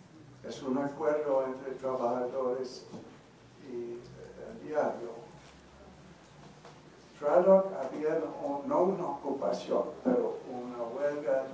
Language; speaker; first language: Spanish; non-native, learner; English